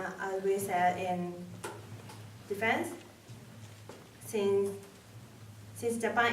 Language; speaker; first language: English; non-native, learner; Japanese